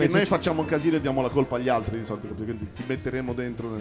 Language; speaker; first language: Italian; native; Italian